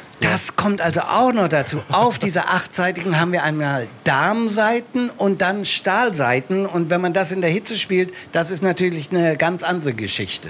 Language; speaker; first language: German; native; German